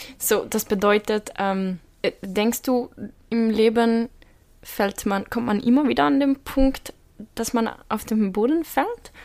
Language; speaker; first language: German; native; German